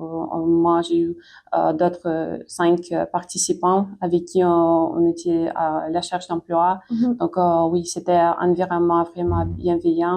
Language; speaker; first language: French; non-native, fluent; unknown